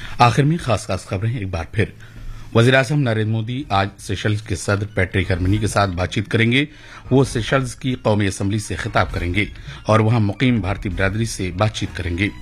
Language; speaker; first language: Urdu; native; Urdu